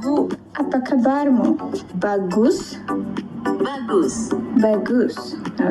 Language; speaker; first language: Indonesian; non-native, learner; Russian